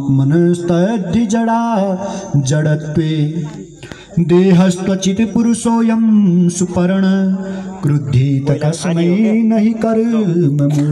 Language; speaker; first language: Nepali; native; Nepali